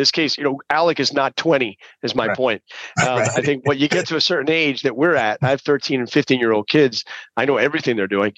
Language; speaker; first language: English; native; English